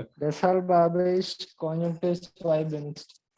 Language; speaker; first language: German; non-native, learner; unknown